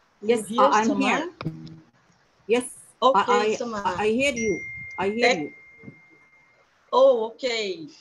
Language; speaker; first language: English; non-native, learner; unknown